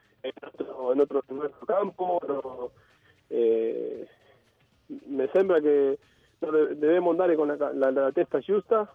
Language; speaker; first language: Italian; non-native, fluent; Spanish